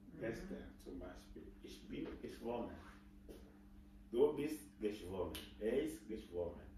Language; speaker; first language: German; non-native, fluent; French